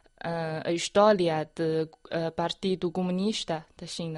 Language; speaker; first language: Portuguese; non-native, fluent; Chinese